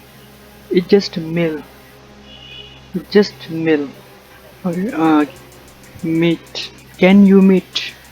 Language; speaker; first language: English; non-native, local second language; Punjabi